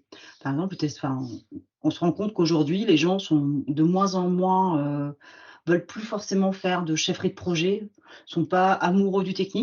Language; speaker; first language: French; native; French